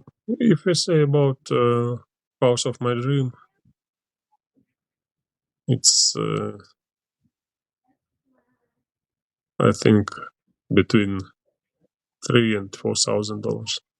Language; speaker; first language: English; non-native, learner; Ukrainian